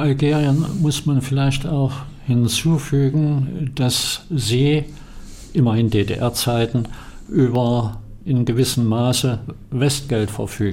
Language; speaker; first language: German; native; German